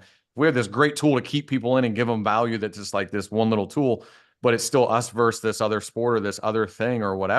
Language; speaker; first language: English; native; English